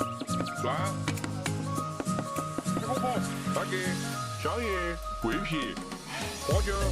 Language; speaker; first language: Chinese; native; Chinese